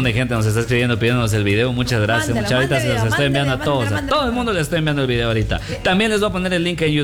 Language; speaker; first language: Spanish; native; Spanish